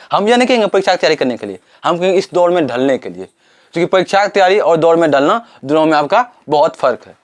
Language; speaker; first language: Hindi; native; Hindi